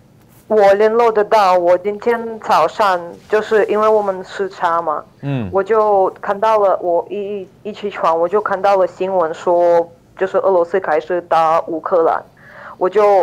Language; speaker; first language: Chinese; non-native, fluent; Ukrainian